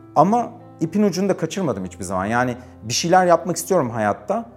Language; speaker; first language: Turkish; native; Turkish